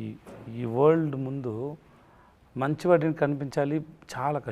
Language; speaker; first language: Telugu; non-native, learner; Tamil